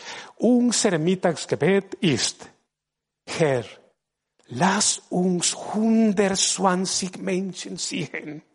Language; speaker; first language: German; non-native, fluent; Spanish